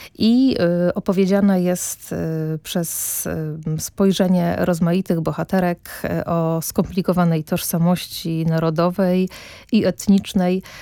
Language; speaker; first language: Polish; native; Polish